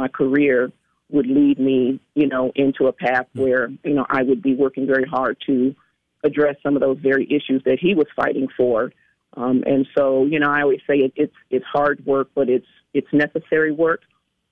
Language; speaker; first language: English; native; English